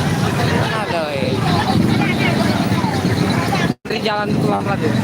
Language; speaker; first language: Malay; non-native, local second language; Achinese